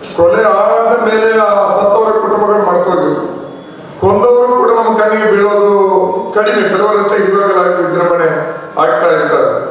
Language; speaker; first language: Kannada; non-native, local second language; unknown